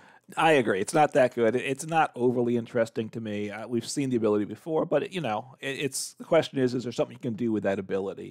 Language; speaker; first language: English; native; English